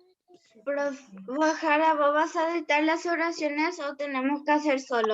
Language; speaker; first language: Spanish; native; Spanish